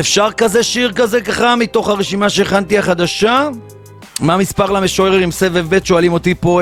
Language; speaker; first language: Hebrew; native; Hebrew